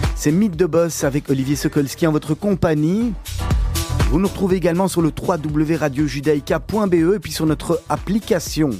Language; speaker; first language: French; native; French